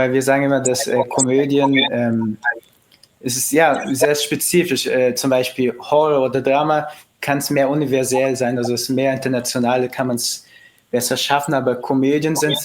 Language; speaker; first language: German; early bilingual, heritage; Portuguese